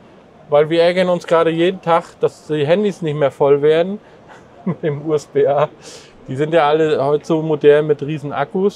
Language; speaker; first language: German; native; German